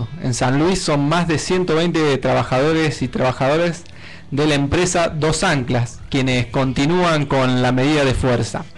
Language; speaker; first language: Spanish; native; Spanish